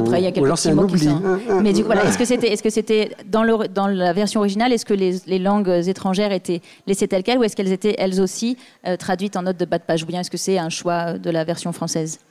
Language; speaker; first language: French; native; French